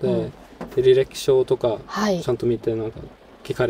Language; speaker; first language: Japanese; non-native, fluent; Norwegian